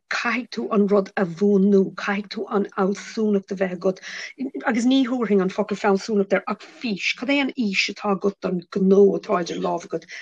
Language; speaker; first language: Irish; non-native, local second language; English